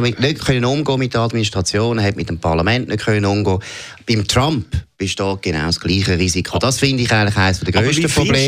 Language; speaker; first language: German; native; German